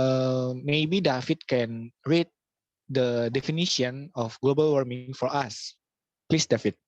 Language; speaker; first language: English; non-native, local second language; Indonesian